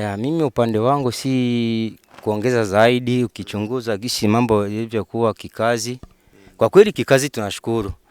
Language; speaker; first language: Swahili; non-native, fluent; Rundi